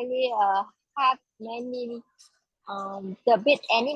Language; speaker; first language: English; non-native, learner; Vietnamese